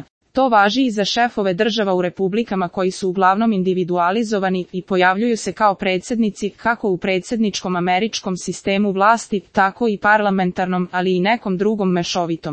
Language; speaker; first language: Serbian; native; Serbian